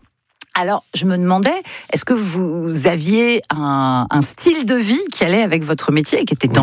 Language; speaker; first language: French; native; French